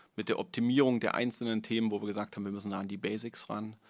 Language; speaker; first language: German; native; German